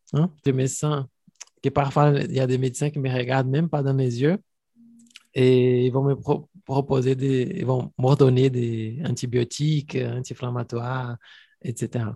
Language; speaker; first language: French; non-native, fluent; Portuguese